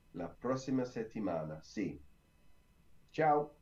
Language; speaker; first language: Italian; non-native, learner; English